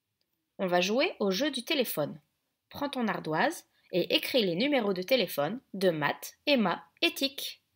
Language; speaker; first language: French; native; French